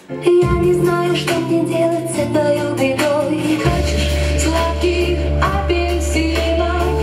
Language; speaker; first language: Russian; non-native, learner; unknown